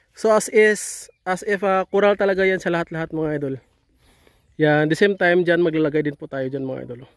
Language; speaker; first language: Filipino; non-native, local second language; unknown